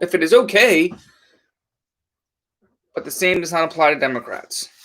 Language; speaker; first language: English; native; English